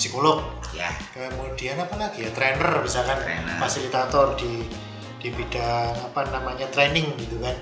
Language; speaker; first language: Indonesian; non-native, local second language; Javanese